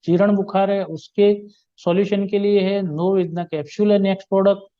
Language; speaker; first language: Hindi; non-native, local second language; Gujarati